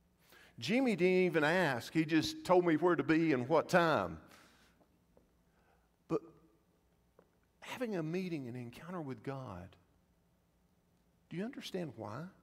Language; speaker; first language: English; native; English